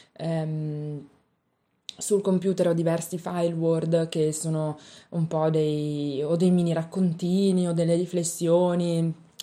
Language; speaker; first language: Italian; native; Italian